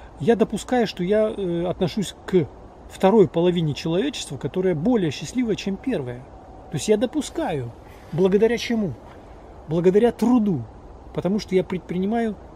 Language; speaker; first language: Russian; native; Russian